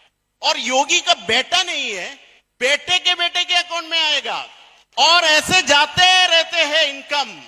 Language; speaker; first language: Hindi; non-native, fluent; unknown